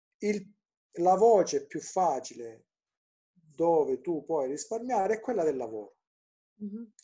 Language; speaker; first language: Italian; native; Italian